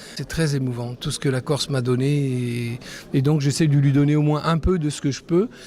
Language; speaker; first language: French; non-native, local second language; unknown